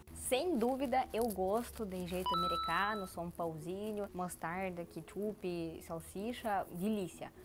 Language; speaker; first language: Portuguese; non-native, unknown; Russian